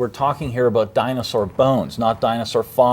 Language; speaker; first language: English; native; English